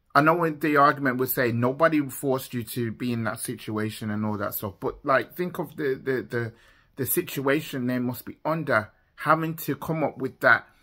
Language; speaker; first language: English; native; English